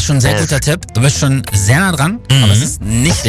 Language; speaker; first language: German; native; German